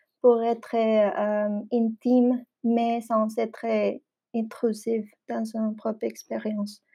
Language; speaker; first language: French; non-native, fluent; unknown